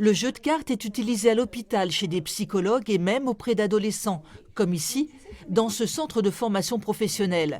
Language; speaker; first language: French; native; French